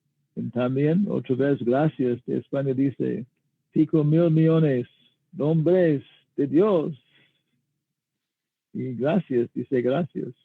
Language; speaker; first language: Spanish; non-native, learner; English